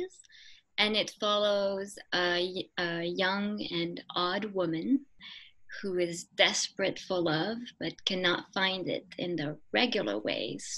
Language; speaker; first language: English; non-native, fluent; French